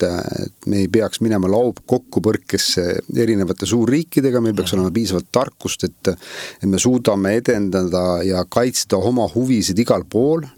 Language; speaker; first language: Estonian; native; Estonian